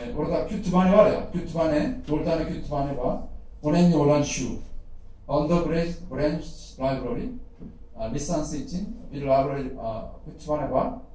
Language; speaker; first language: Turkish; non-native, fluent; Korean